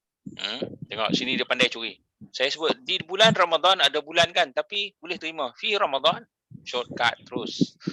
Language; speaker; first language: Malay; native; Malay